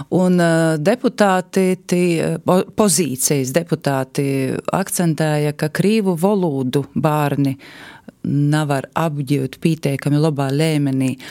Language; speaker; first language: Latvian; native; Latvian